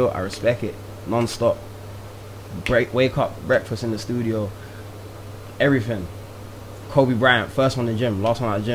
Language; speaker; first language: English; native; English